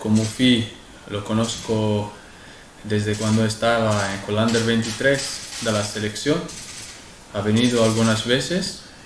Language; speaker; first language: Spanish; non-native, fluent; Arabic